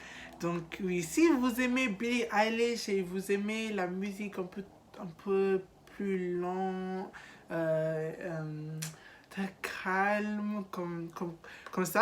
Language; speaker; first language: French; non-native, learner; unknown